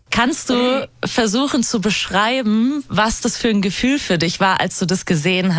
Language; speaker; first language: German; native; German